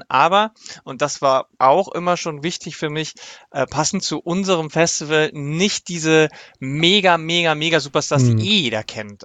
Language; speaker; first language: German; native; German